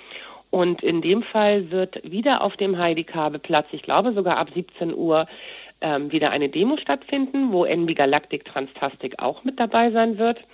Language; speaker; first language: German; native; German